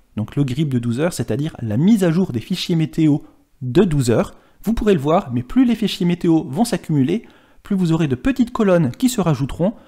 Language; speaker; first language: French; native; French